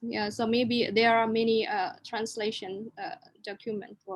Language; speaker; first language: English; non-native, local second language; Indonesian